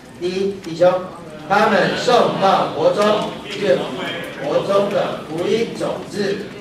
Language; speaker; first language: Chinese; native; Chinese